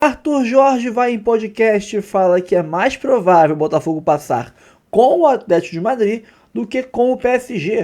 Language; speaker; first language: Portuguese; native; Portuguese